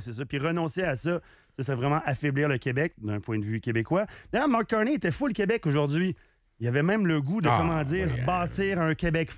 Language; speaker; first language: French; native; French